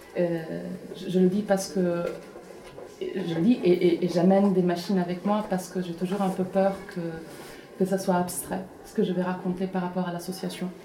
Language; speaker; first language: French; non-native, fluent; Italian